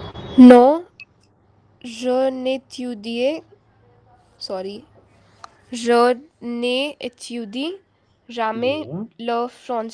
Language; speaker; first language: French; non-native, learner; Hindi